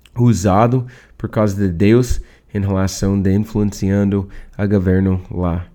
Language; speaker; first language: Portuguese; non-native, learner; English